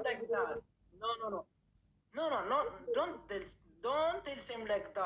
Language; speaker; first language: English; non-native, learner; Amharic